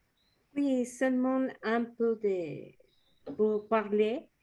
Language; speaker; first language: French; non-native, learner; Spanish